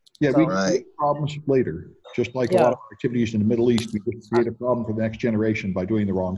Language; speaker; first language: English; native; English